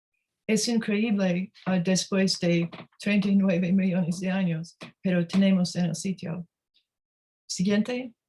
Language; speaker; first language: Spanish; non-native, learner; English